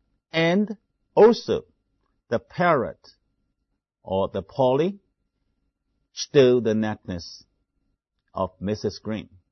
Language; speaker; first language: English; non-native, fluent; Chinese